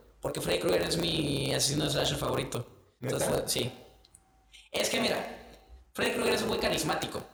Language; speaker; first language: Spanish; native; Spanish